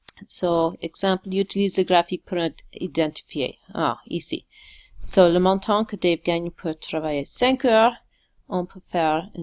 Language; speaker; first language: French; non-native, local second language; English